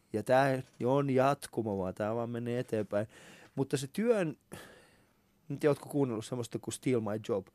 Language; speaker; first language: Finnish; early bilingual, other home language; Persian